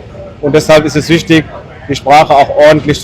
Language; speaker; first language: German; non-native, fluent; Hindi